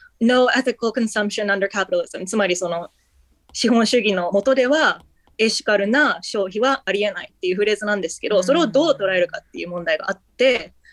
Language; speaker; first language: Japanese; early bilingual, heritage; Japanese